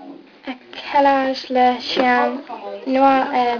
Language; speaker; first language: French; non-native, learner; English